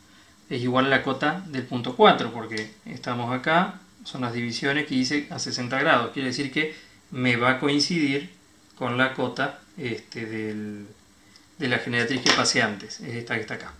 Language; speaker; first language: Spanish; native; Spanish